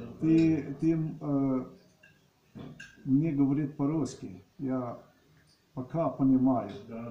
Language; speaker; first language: Russian; non-native, learner; Slovenian